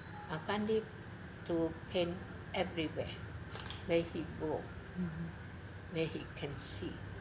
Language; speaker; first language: English; non-native, learner; Indonesian